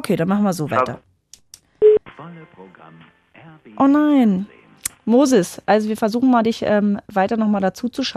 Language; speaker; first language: German; native; German